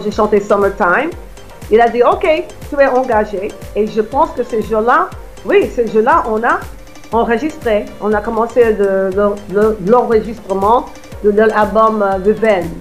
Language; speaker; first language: French; non-native, fluent; English